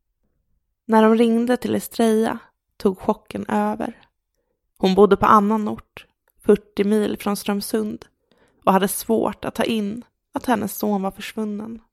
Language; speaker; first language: Swedish; native; Swedish